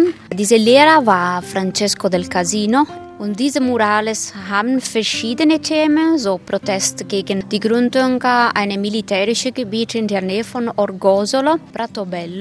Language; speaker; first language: German; non-native, fluent; Italian